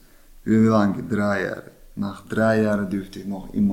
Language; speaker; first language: German; non-native, fluent; Chechen